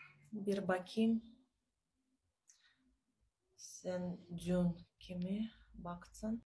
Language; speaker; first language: Turkish; non-native, learner; Russian